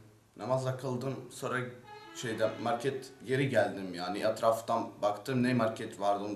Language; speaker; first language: Turkish; non-native, learner; Arabic